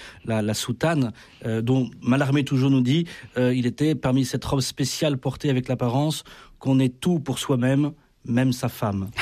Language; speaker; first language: French; native; French